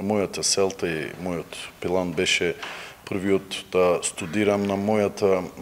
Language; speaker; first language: Macedonian; non-native, learner; Turkish